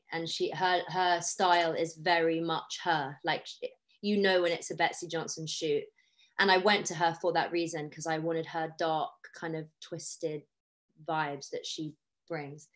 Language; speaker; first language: English; native; English